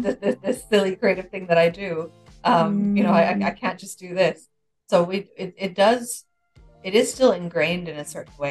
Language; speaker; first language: English; native; English